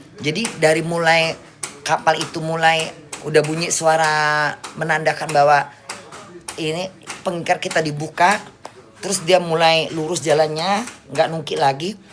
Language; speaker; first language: Indonesian; native; Indonesian